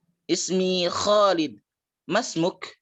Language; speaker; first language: Arabic; non-native, learner; Indonesian